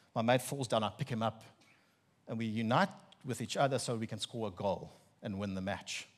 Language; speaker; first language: English; non-native, local second language; Afrikaans